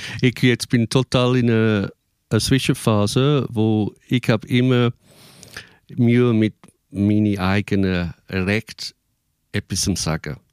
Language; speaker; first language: German; non-native, fluent; English